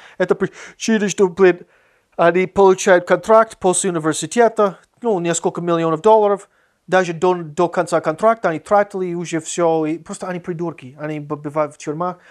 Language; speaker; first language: Russian; non-native, fluent; English